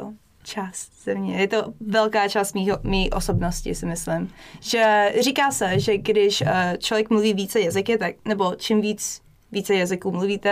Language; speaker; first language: Czech; non-native, fluent; English